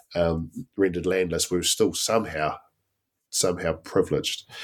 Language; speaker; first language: English; native; English